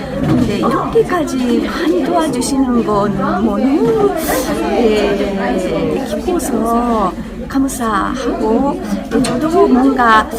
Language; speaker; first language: Korean; non-native, learner; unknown